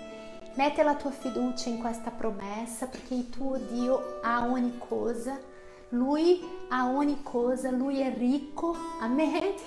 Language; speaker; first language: Italian; non-native, fluent; Portuguese